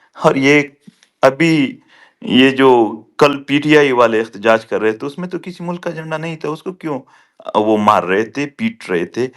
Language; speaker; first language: Urdu; non-native, local second language; Pashto